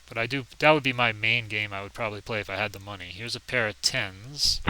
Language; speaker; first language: English; native; English